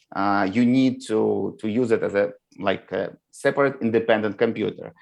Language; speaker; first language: English; non-native, learner; Russian